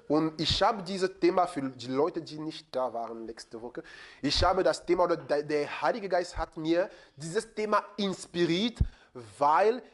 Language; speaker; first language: German; non-native, fluent; French